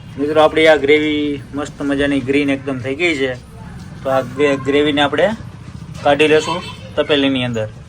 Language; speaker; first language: Gujarati; native; Gujarati